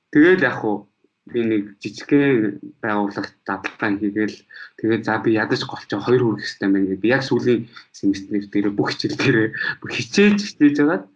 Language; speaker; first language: Mongolian; early bilingual, heritage; Mongolian